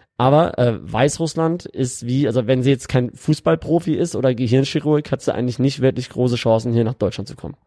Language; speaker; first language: German; native; German